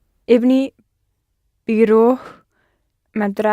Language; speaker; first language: Arabic; non-native, learner; English